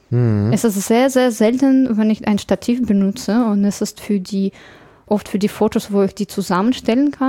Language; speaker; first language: German; non-native, fluent; English